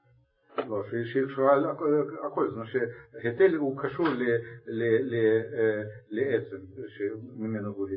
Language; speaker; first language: Hebrew; non-native, fluent; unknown